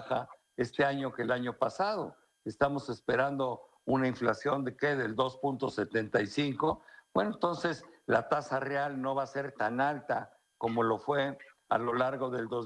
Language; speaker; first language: Spanish; native; Spanish